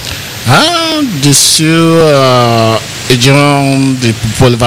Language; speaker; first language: French; non-native, learner; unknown